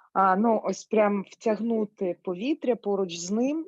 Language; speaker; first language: Ukrainian; non-native, local second language; Russian